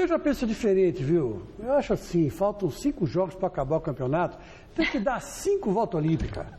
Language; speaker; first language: Portuguese; native; Portuguese